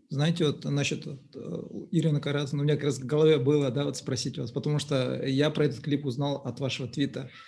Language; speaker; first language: Russian; native; Russian